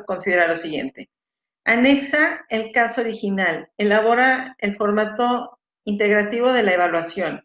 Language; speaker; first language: Spanish; native; Spanish